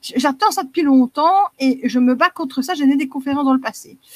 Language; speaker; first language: French; native; French